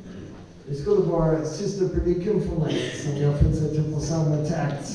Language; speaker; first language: Swedish; non-native, learner; English